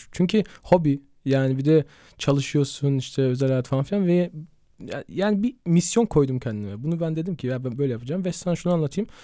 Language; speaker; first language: Turkish; early bilingual, heritage; Turkish